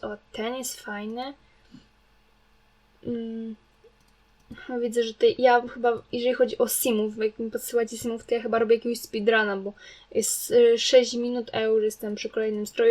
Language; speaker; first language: Polish; native; Polish